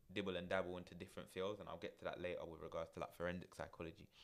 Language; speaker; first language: English; native; English